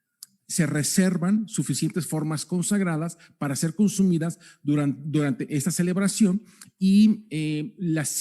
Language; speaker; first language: Spanish; native; Spanish